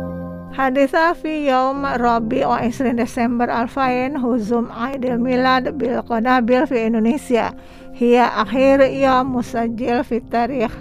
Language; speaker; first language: Arabic; non-native, fluent; Indonesian